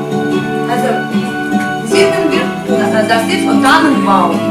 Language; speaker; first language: German; non-native, fluent; Russian